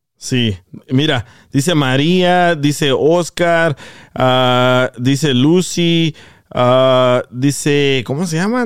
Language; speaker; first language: Spanish; native; Spanish